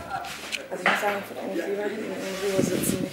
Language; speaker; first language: German; native; German